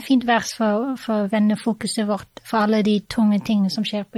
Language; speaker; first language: Norwegian; non-native, fluent; English